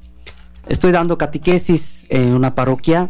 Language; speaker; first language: Spanish; non-native, learner; Bangla